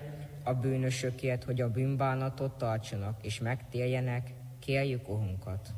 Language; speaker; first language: Hungarian; native; Hungarian